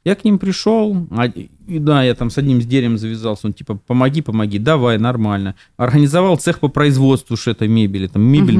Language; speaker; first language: Russian; native; Russian